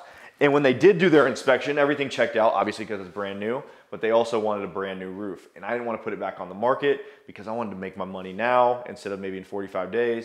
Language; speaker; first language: English; native; English